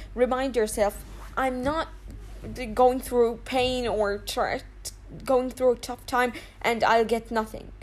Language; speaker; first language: English; non-native, fluent; Arabic